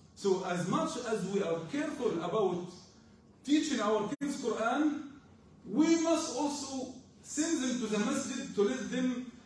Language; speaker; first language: English; non-native, fluent; Arabic